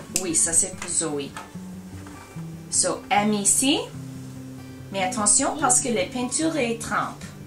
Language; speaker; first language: French; non-native, learner; English